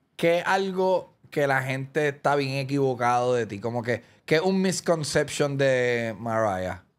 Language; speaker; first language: Spanish; native; Spanish